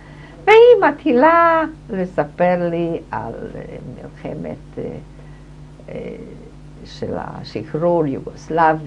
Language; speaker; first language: Hebrew; non-native, fluent; German